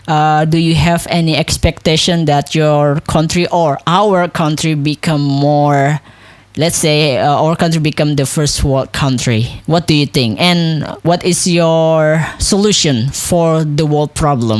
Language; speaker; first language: English; non-native, local second language; Indonesian